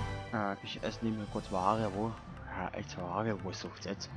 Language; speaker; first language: German; native; German